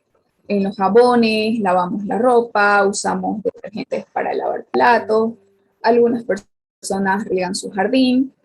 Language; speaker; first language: Spanish; native; Spanish